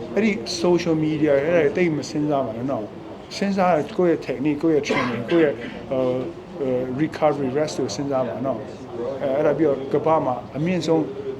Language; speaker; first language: Burmese; non-native, local second language; Kachin